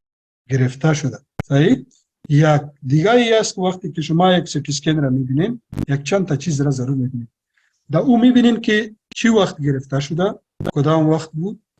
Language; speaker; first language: Persian; non-native, local second language; Pashto